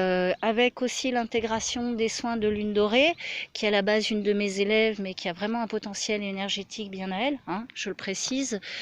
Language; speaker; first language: French; native; French